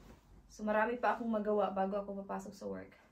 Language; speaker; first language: Filipino; native; Filipino